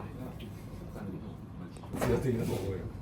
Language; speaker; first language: Japanese; native; Japanese